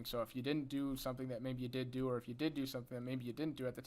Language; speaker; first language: English; native; English